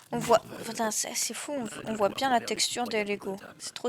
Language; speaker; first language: French; native; French